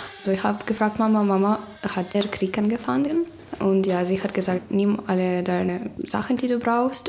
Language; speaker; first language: German; non-native, learner; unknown